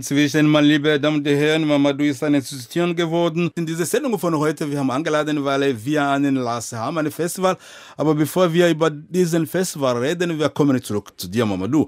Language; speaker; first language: German; non-native, fluent; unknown